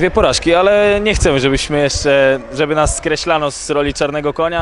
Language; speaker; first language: Polish; native; Polish